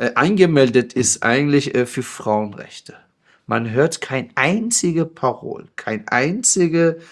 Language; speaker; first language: German; non-native, fluent; Persian